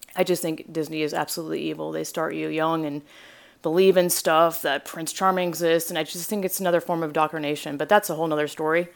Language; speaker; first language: English; native; English